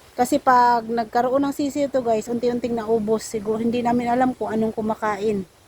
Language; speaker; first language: Filipino; non-native, local second language; Cebuano